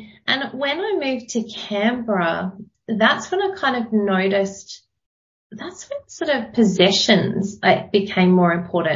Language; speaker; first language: English; native; English